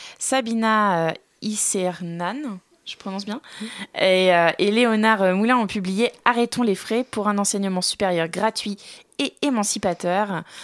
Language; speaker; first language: French; native; French